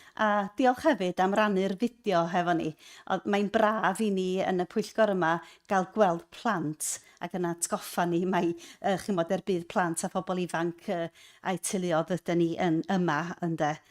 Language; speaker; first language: Welsh; native; Welsh